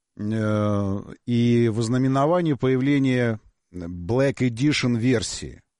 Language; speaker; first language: Russian; native; Russian